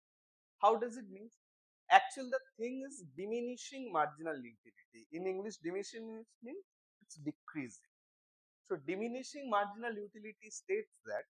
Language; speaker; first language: English; non-native, local second language; Bangla